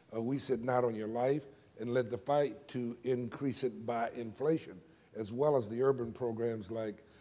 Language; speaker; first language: English; native; English